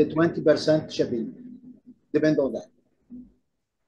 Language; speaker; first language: English; non-native, fluent; Arabic